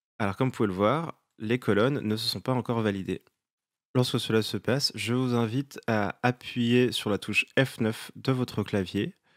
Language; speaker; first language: French; native; French